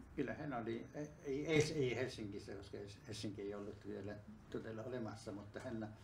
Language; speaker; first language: Finnish; non-native, fluent; Italian